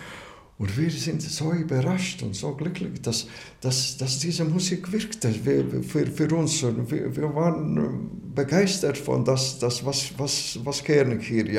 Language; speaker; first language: German; non-native, learner; Latvian